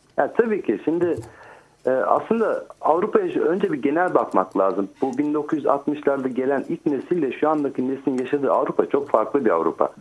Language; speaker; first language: Turkish; native; Turkish